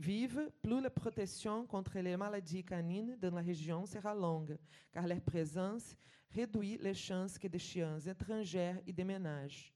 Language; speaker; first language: French; non-native, fluent; Portuguese